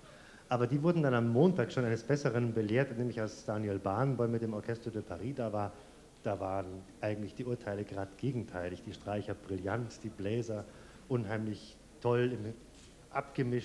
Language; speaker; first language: German; native; German